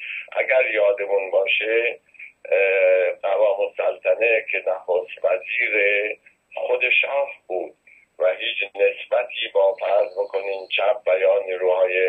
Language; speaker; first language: Persian; native; Persian